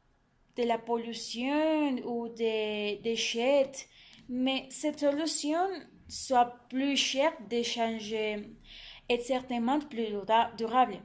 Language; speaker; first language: French; non-native, learner; Spanish